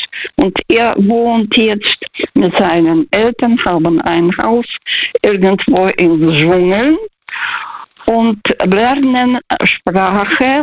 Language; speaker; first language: German; non-native, fluent; Russian